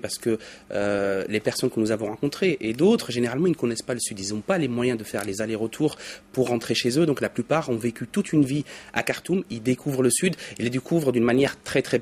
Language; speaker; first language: French; native; French